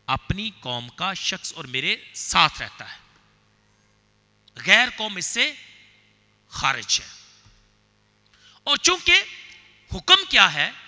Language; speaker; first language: Urdu; non-native, local second language; Punjabi